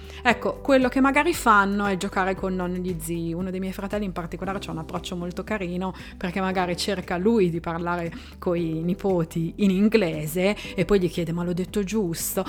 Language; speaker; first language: Italian; native; Italian